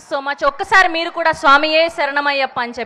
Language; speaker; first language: Telugu; native; Telugu